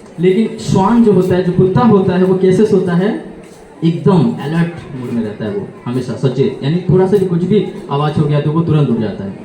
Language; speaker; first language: Hindi; non-native, local second language; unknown